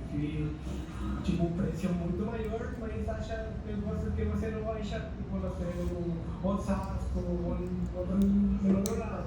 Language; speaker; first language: Portuguese; non-native, fluent; Spanish